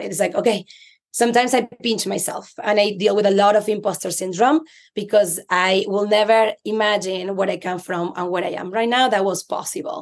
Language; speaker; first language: English; non-native, fluent; Spanish